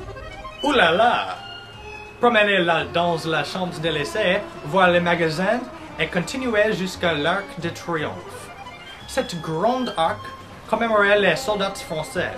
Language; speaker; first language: French; non-native, learner; English